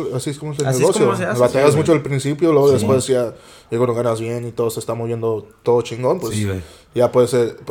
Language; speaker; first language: Spanish; early bilingual, heritage; Spanish